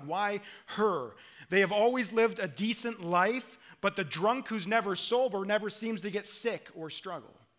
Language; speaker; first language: English; native; English